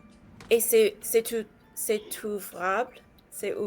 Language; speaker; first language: French; non-native, learner; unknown